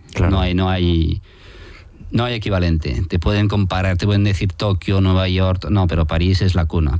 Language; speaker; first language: Spanish; non-native, fluent; French